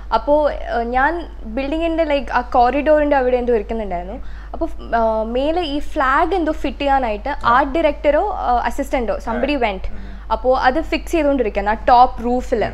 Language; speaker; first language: Malayalam; native; Malayalam